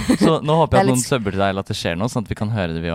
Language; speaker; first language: Norwegian; native; Norwegian